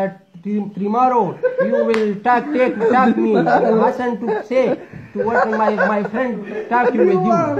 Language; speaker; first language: English; non-native, learner; Urdu